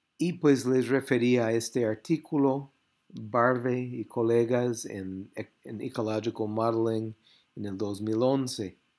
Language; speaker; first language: Spanish; non-native, fluent; English